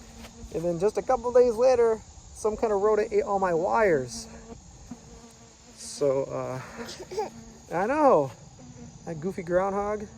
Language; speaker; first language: English; native; English